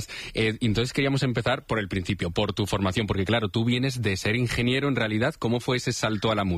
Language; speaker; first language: Spanish; native; Spanish